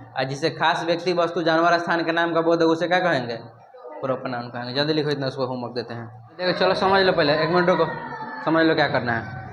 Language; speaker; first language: Hindi; native; Hindi